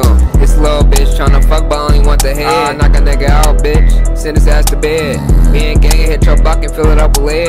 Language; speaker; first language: English; native; English